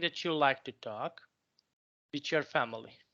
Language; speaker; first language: English; non-native, fluent; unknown